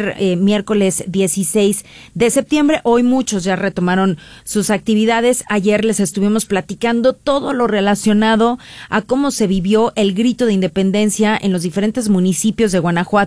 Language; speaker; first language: Spanish; native; Spanish